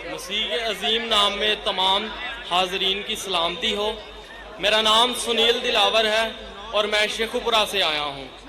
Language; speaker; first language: Hindi; non-native, local second language; Punjabi